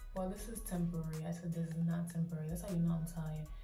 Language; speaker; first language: English; native; English